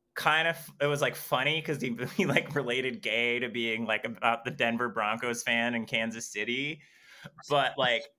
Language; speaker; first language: English; native; English